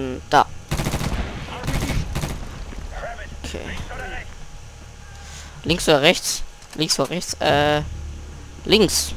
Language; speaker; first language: German; native; German